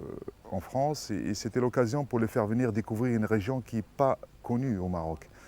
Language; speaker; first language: French; non-native, local second language; Arabic